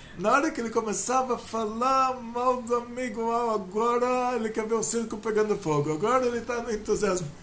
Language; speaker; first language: Portuguese; non-native, fluent; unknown